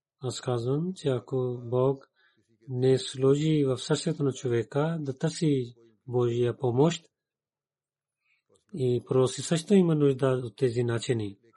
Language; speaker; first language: Bulgarian; non-native, learner; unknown